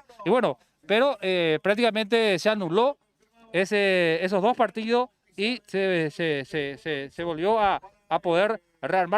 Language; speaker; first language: Spanish; native; Spanish